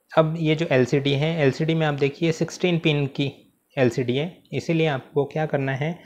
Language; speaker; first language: Hindi; native; Hindi